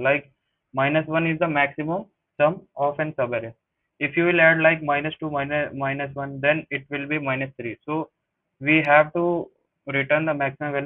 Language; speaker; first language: English; non-native, local second language; Hindi